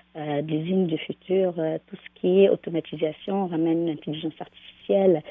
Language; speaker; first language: French; non-native, local second language; Arabic